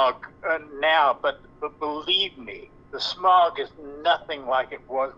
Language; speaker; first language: English; native; English